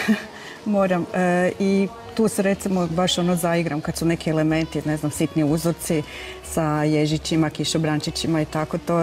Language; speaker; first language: Croatian; native; Croatian